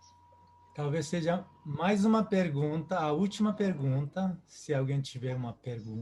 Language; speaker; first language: Portuguese; non-native, fluent; Japanese